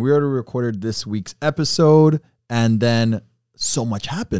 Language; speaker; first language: English; early bilingual, other home language; Spanish